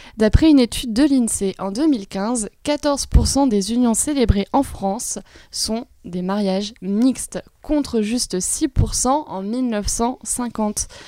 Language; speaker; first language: French; native; French